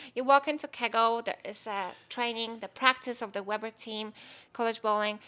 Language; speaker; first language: English; non-native, fluent; Polish